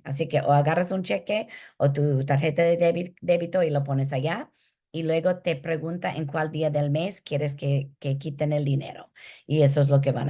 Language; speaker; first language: Spanish; early bilingual, heritage; Spanish